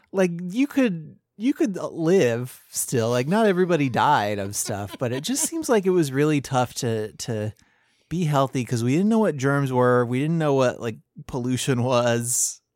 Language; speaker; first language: English; native; English